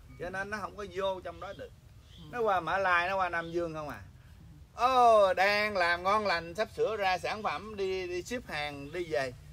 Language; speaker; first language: Vietnamese; early bilingual, heritage; Vietnamese